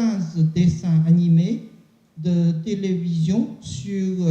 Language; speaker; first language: French; non-native, learner; Chinese